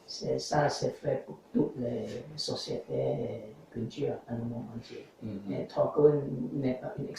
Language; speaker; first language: French; non-native, learner; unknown